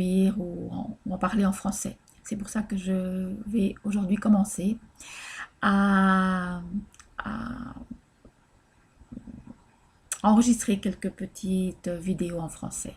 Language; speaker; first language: French; native; French